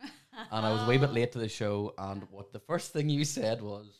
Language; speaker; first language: English; native; English